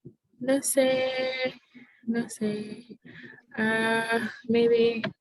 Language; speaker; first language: Spanish; non-native, learner; English